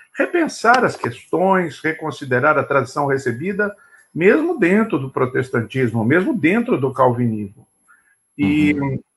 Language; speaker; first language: Portuguese; native; Portuguese